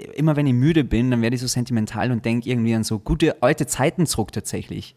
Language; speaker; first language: German; native; German